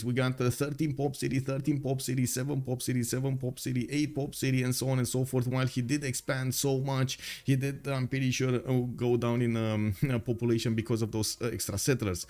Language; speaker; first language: English; non-native, fluent; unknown